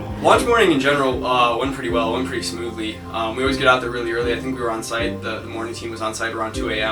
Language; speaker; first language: English; native; English